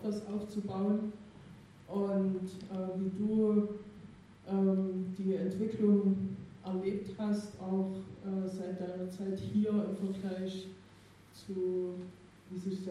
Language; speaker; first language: German; native; German